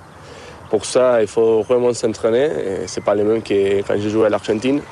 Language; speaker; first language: French; non-native, fluent; Spanish